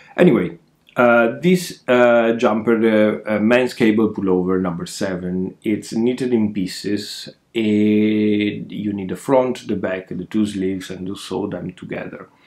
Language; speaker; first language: English; non-native, fluent; Italian